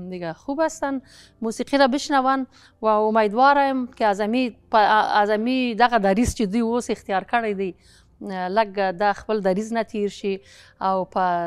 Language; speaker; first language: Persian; non-native, local second language; Pashto